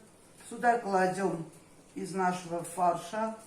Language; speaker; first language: Russian; non-native, fluent; Armenian